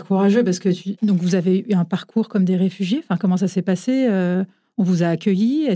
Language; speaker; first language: French; native; French